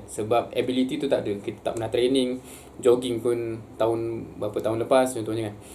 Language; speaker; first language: Malay; native; Malay